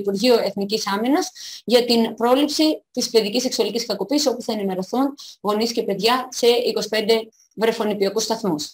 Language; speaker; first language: Greek; native; Greek